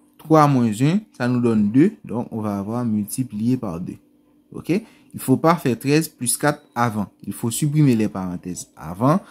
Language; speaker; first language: French; non-native, local second language; Haitian Creole